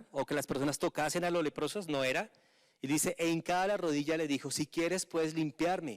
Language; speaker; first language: Spanish; native; Spanish